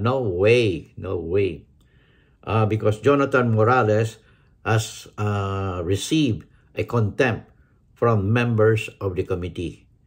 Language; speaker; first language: English; non-native, local second language; Filipino